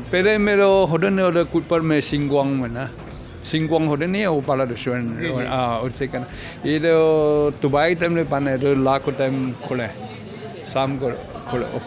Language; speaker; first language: Hindi; non-native, learner; Chinese